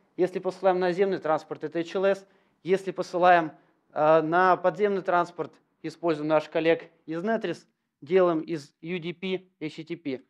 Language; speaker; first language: Russian; native; Russian